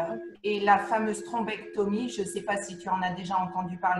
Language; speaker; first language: French; native; French